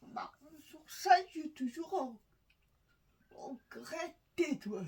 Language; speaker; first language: French; non-native, learner; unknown